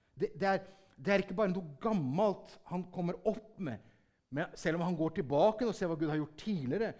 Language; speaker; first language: Norwegian; early bilingual, heritage; Norwegian